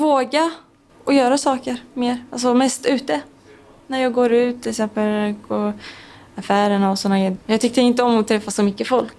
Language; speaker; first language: Swedish; non-native, local second language; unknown